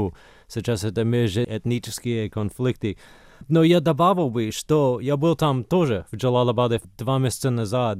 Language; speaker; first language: Russian; non-native, fluent; English